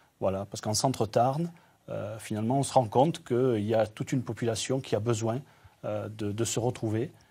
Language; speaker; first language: French; native; French